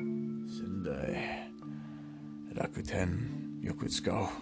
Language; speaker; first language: Japanese; non-native, learner; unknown